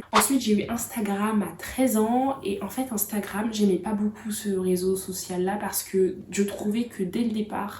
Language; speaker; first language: French; native; French